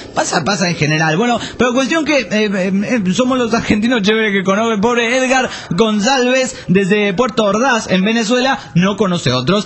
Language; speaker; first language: Spanish; native; Spanish